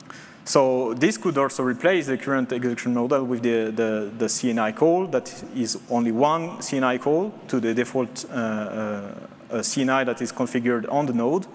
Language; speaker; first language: English; non-native, fluent; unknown